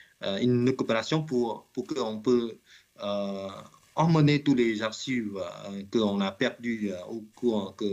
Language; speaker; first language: French; non-native, learner; Khmer